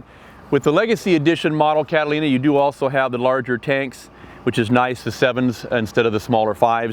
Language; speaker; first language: English; native; English